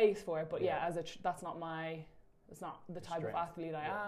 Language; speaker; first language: English; native; English